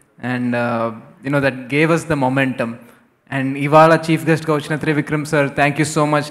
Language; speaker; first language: English; non-native, local second language; Telugu